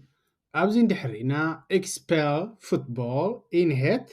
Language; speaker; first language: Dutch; non-native, fluent; Tigrinya